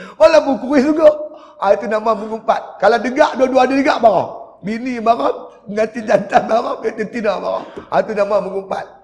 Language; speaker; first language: Malay; native; Malay